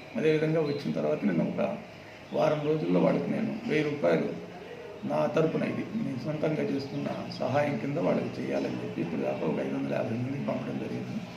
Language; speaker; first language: Telugu; native; Telugu